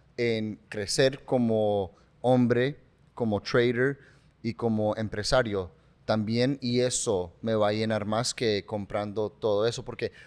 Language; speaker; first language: Spanish; early bilingual, heritage; English